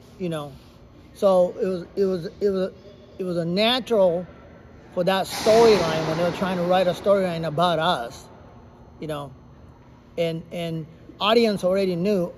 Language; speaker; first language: English; non-native, fluent; Japanese